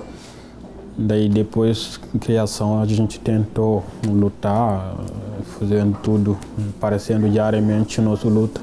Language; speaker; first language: Portuguese; non-native, fluent; Wolof